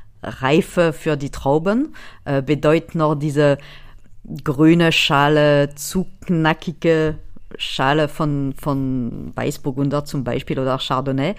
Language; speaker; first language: German; non-native, fluent; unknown